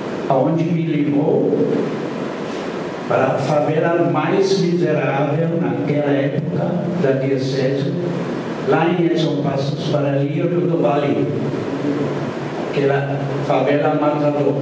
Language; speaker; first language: Portuguese; non-native, fluent; German